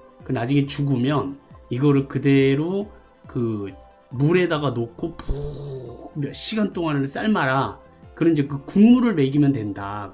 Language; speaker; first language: Korean; native; Korean